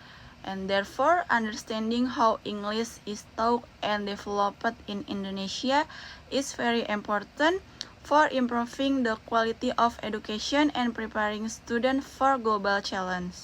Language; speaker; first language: English; non-native, learner; Indonesian